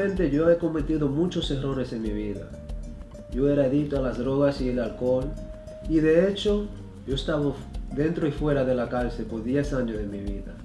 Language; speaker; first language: Spanish; early bilingual, heritage; Spanish